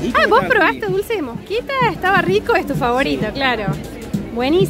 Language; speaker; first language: Spanish; native; Spanish